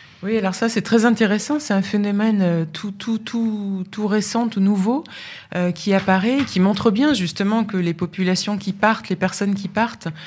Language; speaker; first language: French; native; French